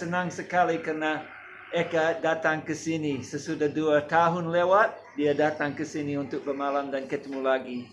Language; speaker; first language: Indonesian; non-native, fluent; English